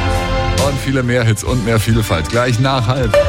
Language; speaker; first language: German; native; German